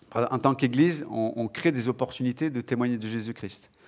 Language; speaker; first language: French; native; French